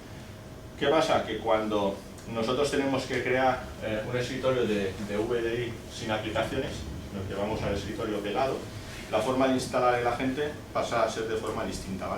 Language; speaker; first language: Spanish; native; Spanish